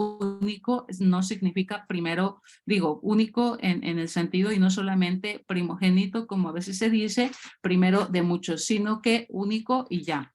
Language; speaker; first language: Spanish; native; Spanish